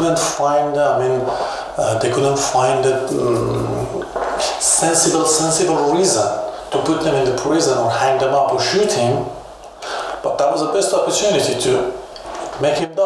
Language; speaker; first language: English; non-native, fluent; Persian